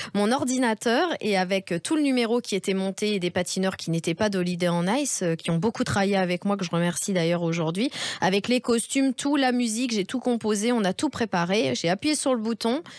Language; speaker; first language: French; native; French